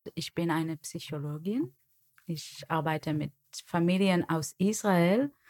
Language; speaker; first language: German; non-native, learner; Hebrew